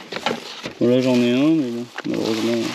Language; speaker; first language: French; native; French